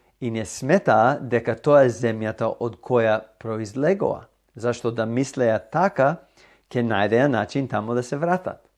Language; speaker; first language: Macedonian; non-native, fluent; English